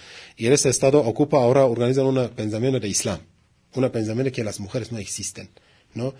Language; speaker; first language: Spanish; non-native, learner; Kurdish